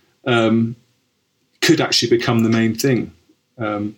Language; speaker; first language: English; native; English